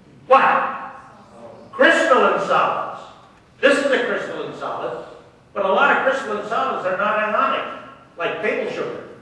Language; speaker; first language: English; native; English